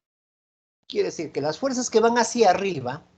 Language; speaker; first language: Spanish; native; Spanish